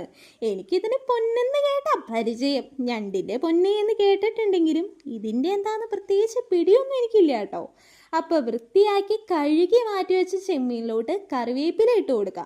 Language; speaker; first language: Malayalam; native; Malayalam